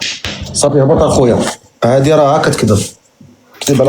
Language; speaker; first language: Arabic; native; Arabic